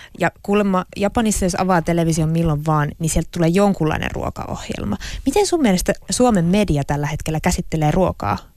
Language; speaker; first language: Finnish; native; Finnish